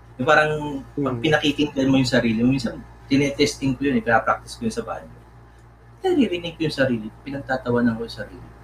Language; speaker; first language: Filipino; non-native, local second language; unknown